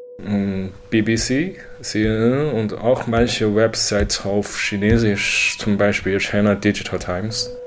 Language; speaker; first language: German; non-native, learner; Chinese